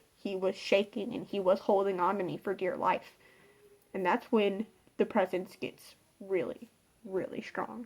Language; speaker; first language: English; native; English